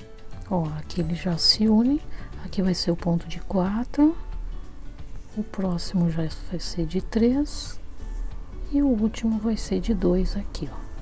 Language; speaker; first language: Portuguese; native; Portuguese